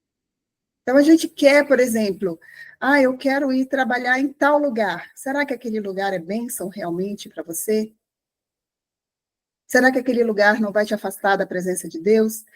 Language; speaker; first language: Portuguese; native; Portuguese